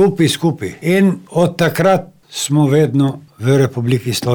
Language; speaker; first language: Slovenian; non-native, fluent; Albanian